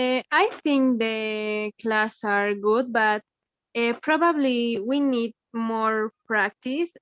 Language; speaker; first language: English; non-native, learner; Spanish